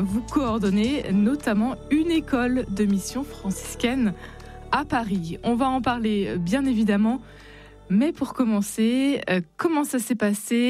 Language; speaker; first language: French; native; French